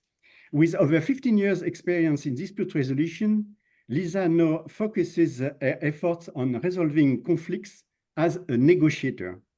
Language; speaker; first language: English; non-native, fluent; French